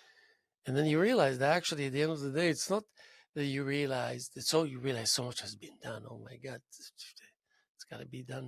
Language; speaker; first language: English; non-native, fluent; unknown